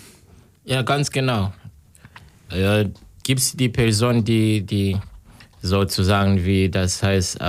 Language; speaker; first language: German; non-native, learner; Kinyarwanda